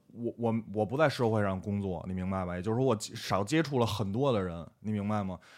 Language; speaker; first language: Chinese; native; Chinese